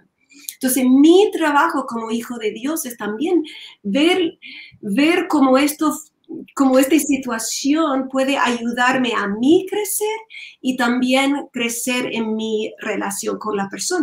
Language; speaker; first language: Spanish; non-native, learner; English